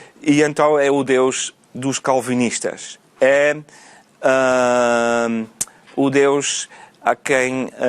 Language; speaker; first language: Portuguese; non-native, fluent; Dutch